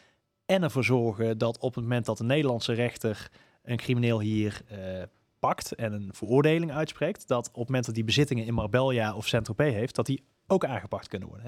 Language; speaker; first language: Dutch; native; Dutch